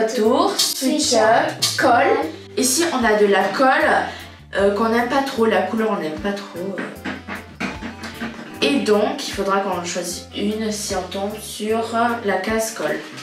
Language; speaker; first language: French; early bilingual, other home language; Russian